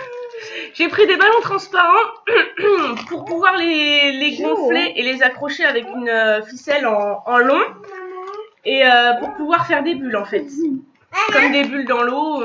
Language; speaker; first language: French; native; French